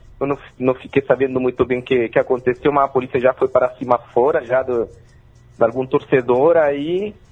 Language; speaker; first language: Portuguese; non-native, fluent; Spanish